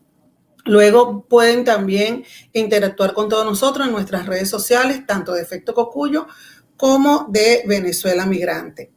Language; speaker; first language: Spanish; native; Spanish